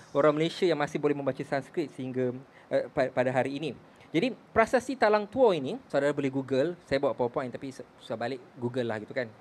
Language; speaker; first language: Malay; native; Malay